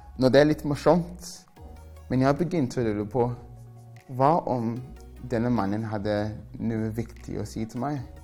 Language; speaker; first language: Norwegian; non-native, fluent; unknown